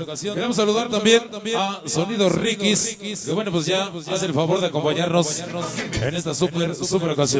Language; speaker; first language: Spanish; native; Spanish